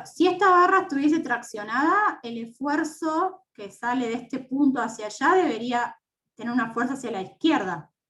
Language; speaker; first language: Spanish; native; Spanish